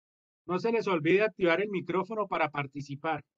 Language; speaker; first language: Spanish; native; Spanish